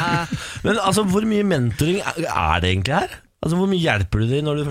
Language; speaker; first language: Norwegian; native; Norwegian